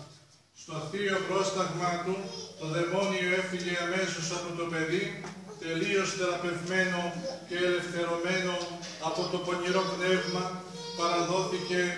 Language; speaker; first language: Greek; native; Greek